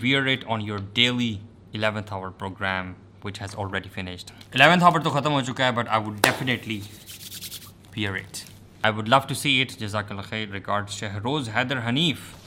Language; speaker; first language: English; non-native, local second language; Urdu